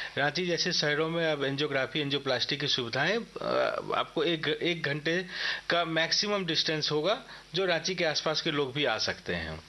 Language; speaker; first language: Hindi; native; Hindi